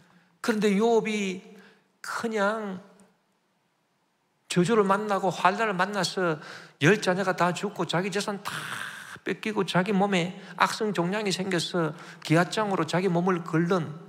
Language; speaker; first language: Korean; native; Korean